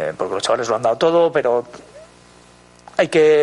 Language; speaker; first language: Spanish; native; Spanish